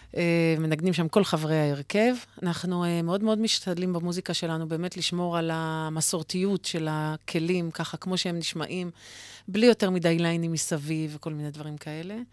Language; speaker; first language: Hebrew; native; Hebrew